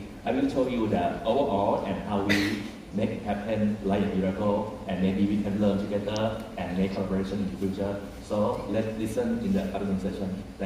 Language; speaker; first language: English; non-native, fluent; Thai